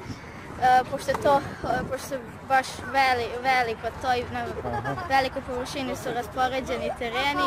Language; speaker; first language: Croatian; native; Croatian